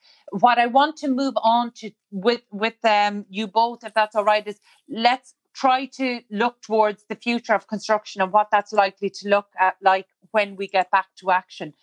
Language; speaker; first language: English; native; English